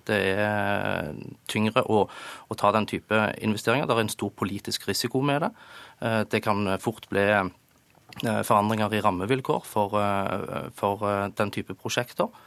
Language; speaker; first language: Norwegian; native; Norwegian